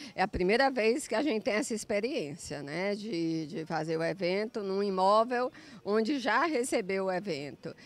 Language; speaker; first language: Portuguese; native; Portuguese